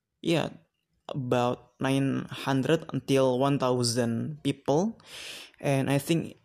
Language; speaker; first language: English; non-native, learner; Indonesian